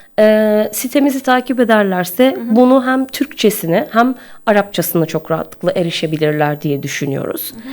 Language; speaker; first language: Turkish; native; Turkish